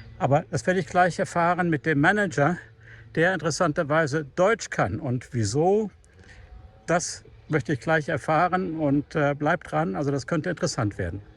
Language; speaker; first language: German; native; German